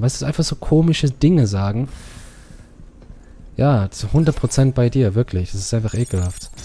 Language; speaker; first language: German; non-native, learner; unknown